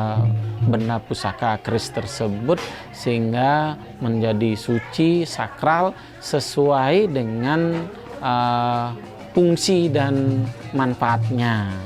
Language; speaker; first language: Indonesian; native; Indonesian